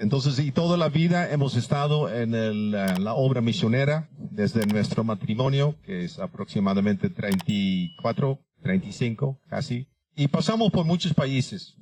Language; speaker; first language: Spanish; non-native, fluent; Dutch